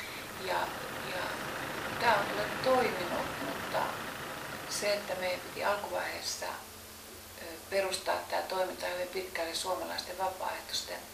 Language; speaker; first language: Finnish; native; Finnish